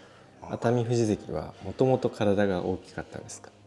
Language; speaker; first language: Japanese; native; Japanese